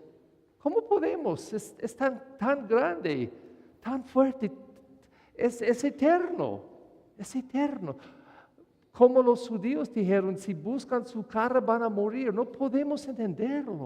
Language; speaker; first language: Spanish; non-native, fluent; English